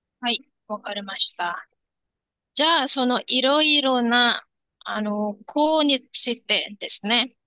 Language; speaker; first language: Japanese; non-native, fluent; Indonesian